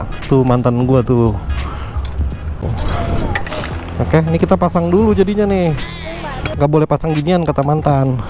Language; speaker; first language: Indonesian; native; Indonesian